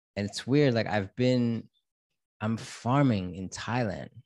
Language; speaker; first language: English; native; English